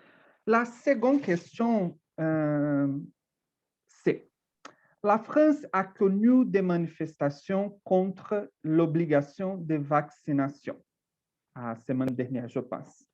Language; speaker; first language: French; non-native, fluent; Portuguese